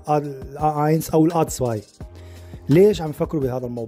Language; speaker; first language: Arabic; native; Arabic